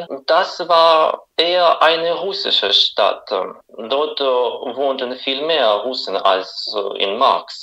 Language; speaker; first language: German; non-native, fluent; Russian